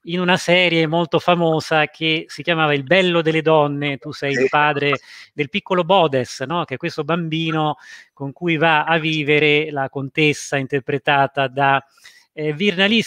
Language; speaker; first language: Italian; native; Italian